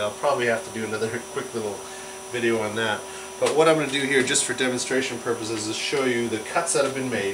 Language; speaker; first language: English; native; English